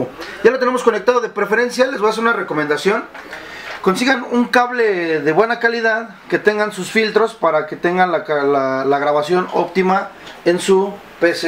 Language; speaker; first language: Spanish; native; Spanish